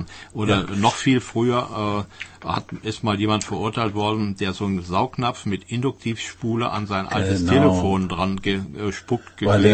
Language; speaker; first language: German; native; German